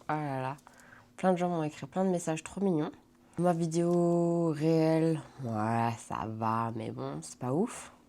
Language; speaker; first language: French; native; French